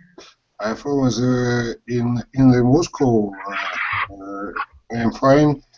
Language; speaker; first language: English; non-native, learner; Russian